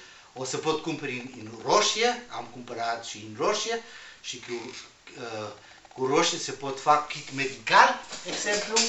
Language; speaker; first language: Romanian; non-native, learner; Spanish